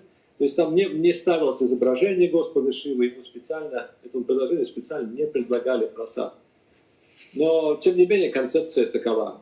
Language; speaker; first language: Russian; native; Russian